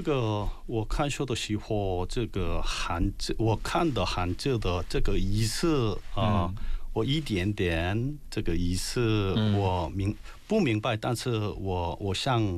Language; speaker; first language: Chinese; non-native, learner; Korean